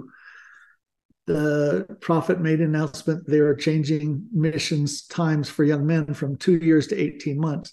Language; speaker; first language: English; native; English